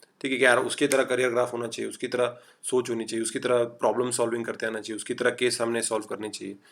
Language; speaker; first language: Hindi; non-native, local second language; Marathi